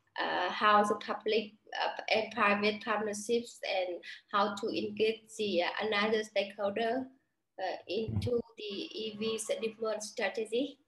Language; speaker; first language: English; non-native, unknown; Vietnamese